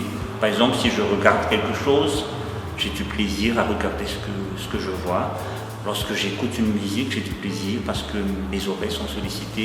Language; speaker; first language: French; non-native, local second language; Malagasy